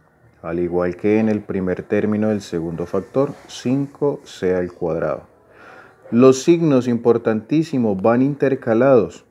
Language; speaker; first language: Spanish; native; Spanish